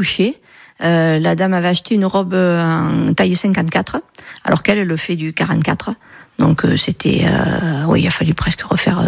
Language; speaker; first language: French; native; French